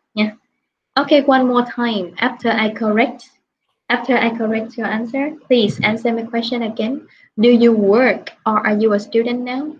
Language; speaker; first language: English; non-native, fluent; Vietnamese